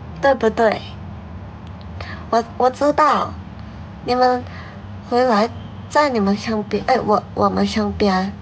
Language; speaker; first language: Chinese; non-native, learner; Thai